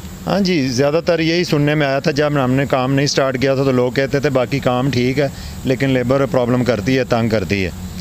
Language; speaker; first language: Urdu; non-native, local second language; Punjabi